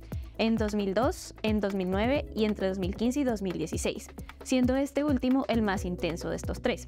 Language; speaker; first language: Spanish; native; Spanish